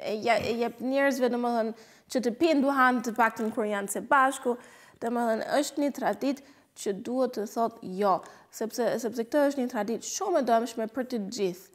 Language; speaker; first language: Albanian; non-native, fluent; German